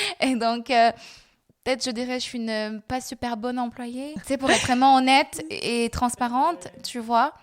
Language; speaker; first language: French; non-native, local second language; Lingala